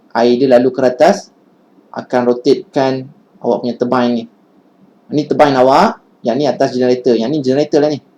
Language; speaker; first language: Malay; native; Malay